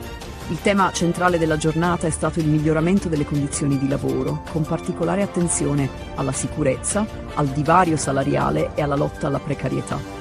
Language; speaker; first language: Italian; native; Italian